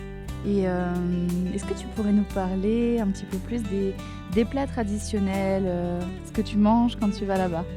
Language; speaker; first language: French; native; French